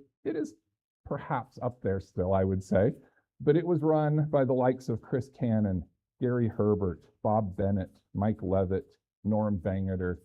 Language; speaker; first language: English; native; English